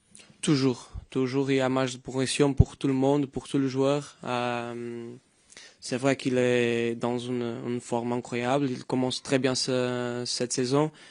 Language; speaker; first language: French; non-native, fluent; Portuguese